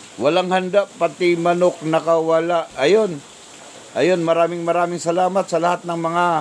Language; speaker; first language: Filipino; non-native, local second language; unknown